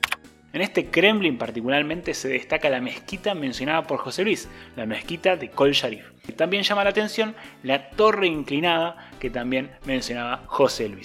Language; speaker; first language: Spanish; native; Spanish